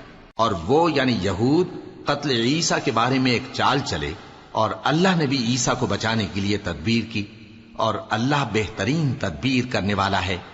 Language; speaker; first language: Urdu; native; Urdu